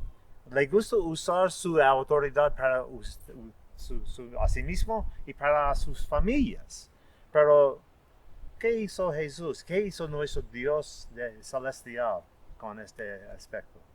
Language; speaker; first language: Spanish; non-native, fluent; English